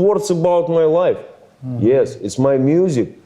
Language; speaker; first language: English; non-native, learner; Russian